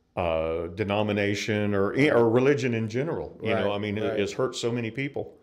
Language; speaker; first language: English; native; English